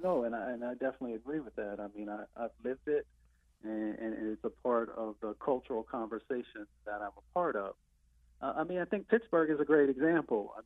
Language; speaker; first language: English; native; English